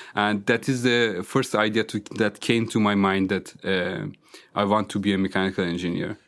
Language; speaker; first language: English; non-native, fluent; Azerbaijani